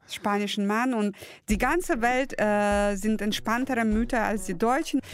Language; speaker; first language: German; early bilingual, other home language; Russian